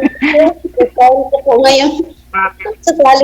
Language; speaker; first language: Filipino; non-native, local second language; Cebuano